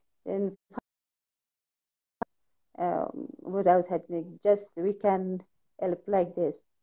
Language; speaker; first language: English; non-native, learner; Persian